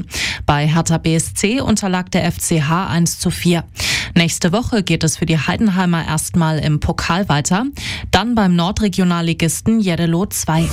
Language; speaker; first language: German; native; German